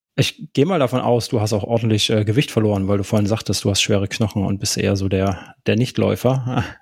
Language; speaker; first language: German; native; German